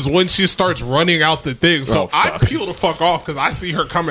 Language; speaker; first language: English; native; English